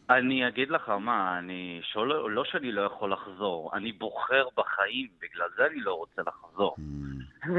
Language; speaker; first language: Hebrew; non-native, local second language; Arabic